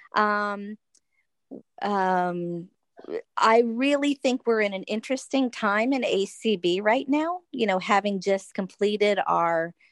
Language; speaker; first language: English; native; English